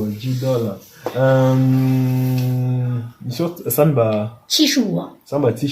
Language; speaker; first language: Chinese; non-native, learner; French